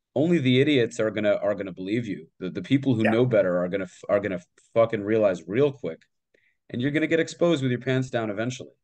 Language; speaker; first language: English; native; English